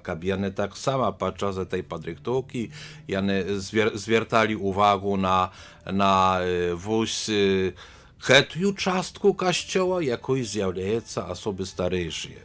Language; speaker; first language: Polish; non-native, learner; Belarusian